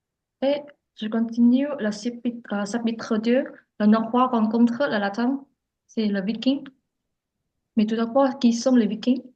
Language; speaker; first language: French; non-native, learner; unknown